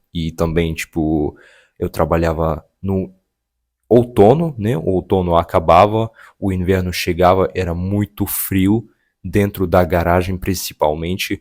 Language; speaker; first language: Portuguese; non-native, fluent; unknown